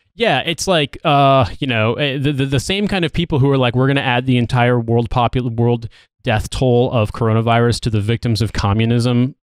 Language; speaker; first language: English; native; English